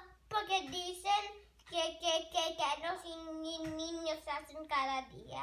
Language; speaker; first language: Spanish; early bilingual, other home language; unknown